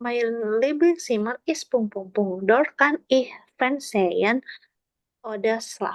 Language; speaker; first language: German; non-native, learner; Indonesian